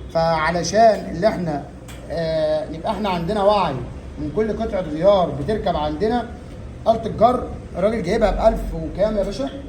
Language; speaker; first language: Arabic; native; Arabic